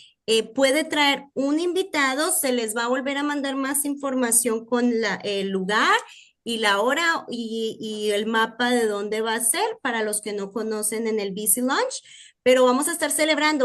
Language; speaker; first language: Spanish; native; Spanish